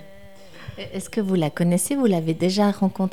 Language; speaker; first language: French; native; French